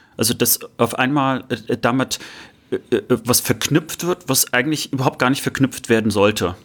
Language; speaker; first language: German; native; German